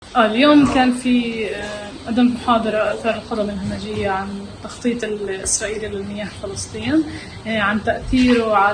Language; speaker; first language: Arabic; native; Arabic